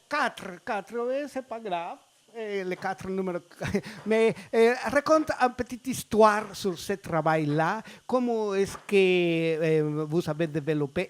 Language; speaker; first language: French; non-native, fluent; Spanish